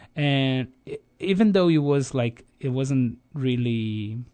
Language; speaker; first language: English; non-native, fluent; Portuguese